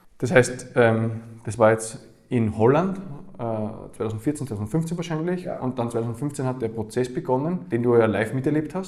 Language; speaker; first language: German; native; German